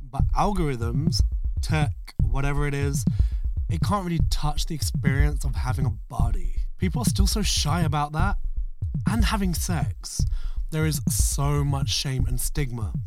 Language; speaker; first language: English; non-native, local second language; Urdu